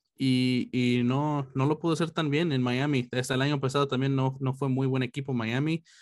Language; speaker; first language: Spanish; early bilingual, heritage; Spanish